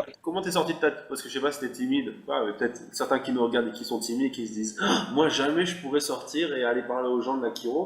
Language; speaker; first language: French; native; French